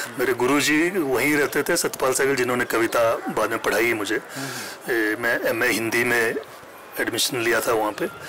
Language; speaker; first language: Hindi; non-native, local second language; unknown